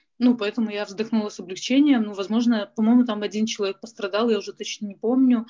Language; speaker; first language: Russian; native; Russian